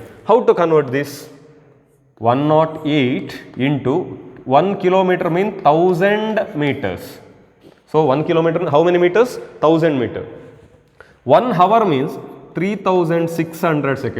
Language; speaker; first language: English; non-native, local second language; Kannada